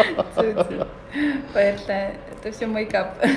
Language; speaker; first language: Mongolian; early bilingual, heritage; Mongolian